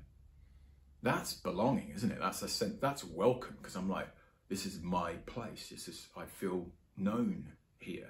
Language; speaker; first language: English; native; English